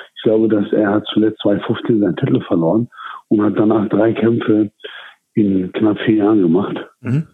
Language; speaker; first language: German; early bilingual, other home language; Turkish